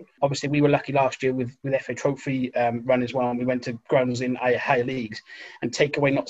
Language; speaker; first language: English; native; English